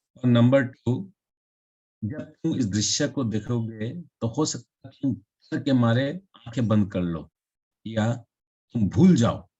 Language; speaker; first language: Hindi; non-native, local second language; Assamese